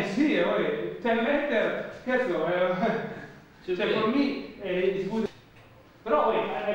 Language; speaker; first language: English; non-native, learner; Italian